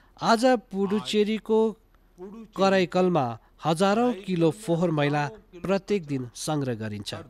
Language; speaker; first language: Nepali; native; Nepali